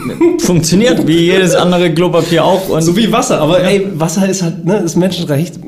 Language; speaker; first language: German; native; German